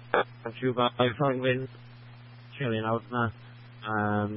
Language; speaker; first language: English; native; English